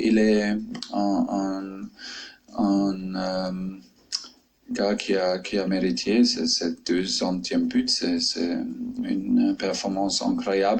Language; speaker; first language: French; non-native, fluent; German